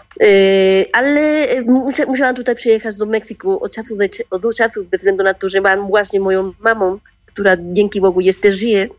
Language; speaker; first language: Polish; non-native, learner; Spanish